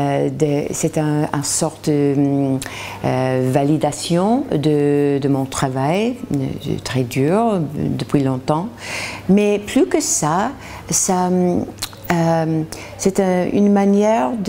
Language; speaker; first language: French; non-native, learner; English